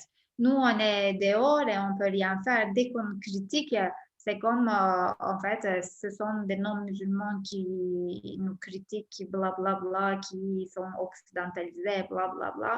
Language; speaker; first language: French; non-native, fluent; Turkish